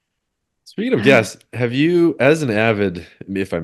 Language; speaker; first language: English; native; English